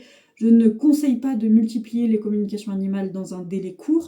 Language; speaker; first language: French; native; French